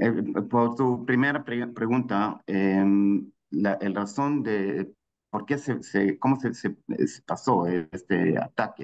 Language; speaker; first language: Spanish; non-native, fluent; Hebrew